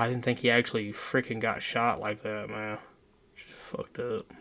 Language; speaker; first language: English; native; English